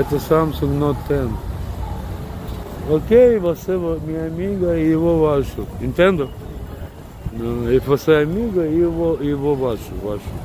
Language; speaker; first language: Portuguese; non-native, learner; English